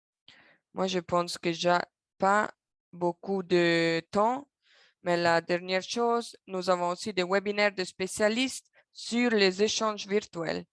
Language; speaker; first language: French; non-native, local second language; Italian